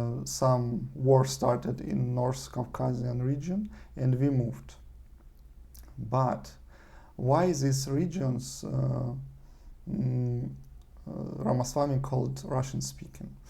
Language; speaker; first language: English; non-native, learner; Russian